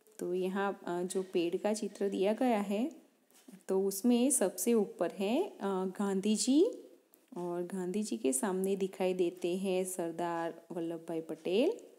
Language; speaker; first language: Hindi; non-native, local second language; Gujarati